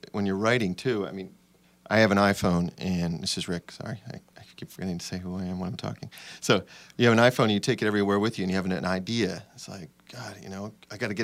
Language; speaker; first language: English; native; English